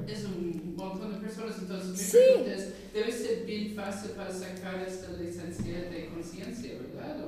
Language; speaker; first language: Spanish; non-native, learner; English